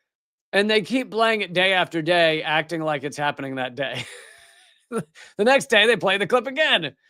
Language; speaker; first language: English; native; English